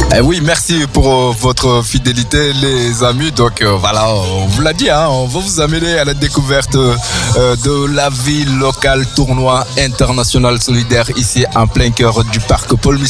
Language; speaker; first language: French; native; French